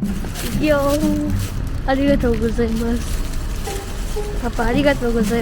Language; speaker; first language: Japanese; non-native, learner; Filipino